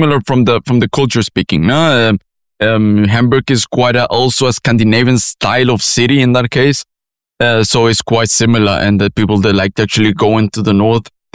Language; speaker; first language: English; non-native, fluent; Spanish